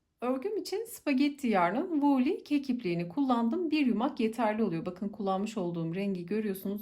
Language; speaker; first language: Turkish; native; Turkish